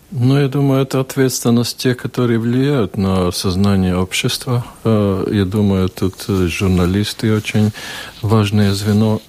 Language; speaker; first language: Russian; non-native, local second language; Latvian